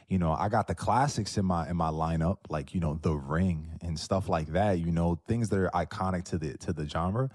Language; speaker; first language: English; native; English